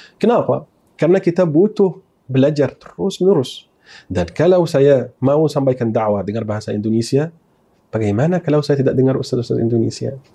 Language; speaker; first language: Malay; non-native, fluent; Arabic